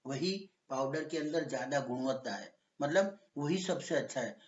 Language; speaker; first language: Hindi; non-native, local second language; Gujarati